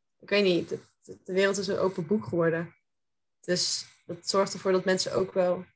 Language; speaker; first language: Dutch; early bilingual, heritage; Dutch